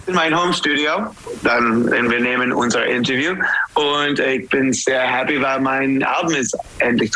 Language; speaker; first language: German; non-native, learner; English